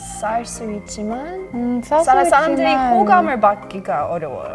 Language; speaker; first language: Korean; non-native, learner; English